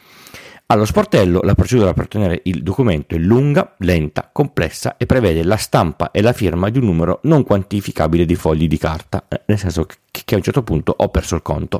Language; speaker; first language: Italian; native; Italian